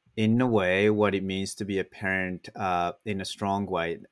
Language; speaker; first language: English; non-native, fluent; Japanese